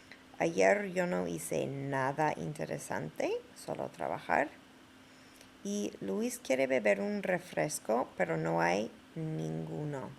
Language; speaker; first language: Spanish; non-native, fluent; English